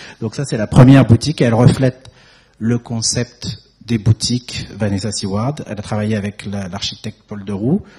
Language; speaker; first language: French; native; French